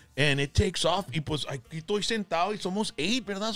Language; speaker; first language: Spanish; early bilingual, heritage; Spanish